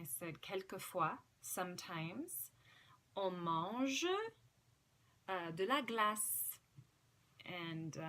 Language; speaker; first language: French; non-native, fluent; English